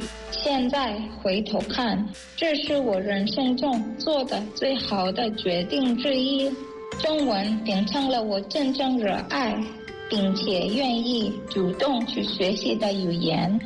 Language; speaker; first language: Chinese; non-native, learner; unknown